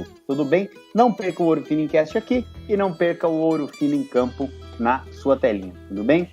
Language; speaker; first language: Portuguese; native; Portuguese